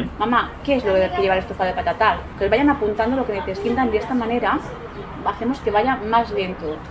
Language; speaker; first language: Spanish; non-native, local second language; Catalan